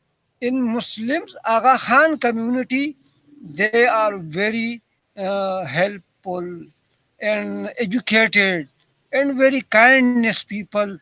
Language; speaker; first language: English; non-native, learner; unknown